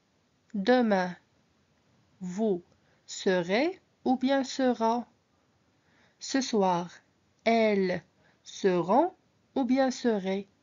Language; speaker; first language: French; non-native, local second language; Arabic